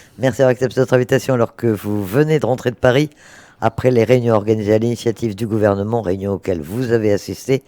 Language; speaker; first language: French; native; French